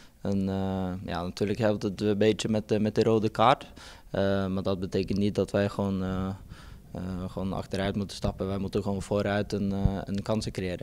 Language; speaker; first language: Dutch; non-native, fluent; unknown